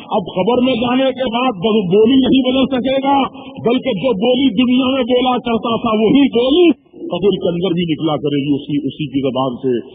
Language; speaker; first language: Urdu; native; Urdu